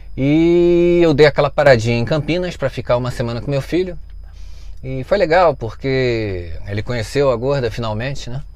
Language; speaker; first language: Portuguese; native; Portuguese